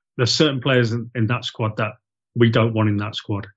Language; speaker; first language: English; native; English